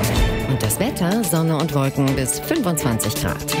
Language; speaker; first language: German; native; German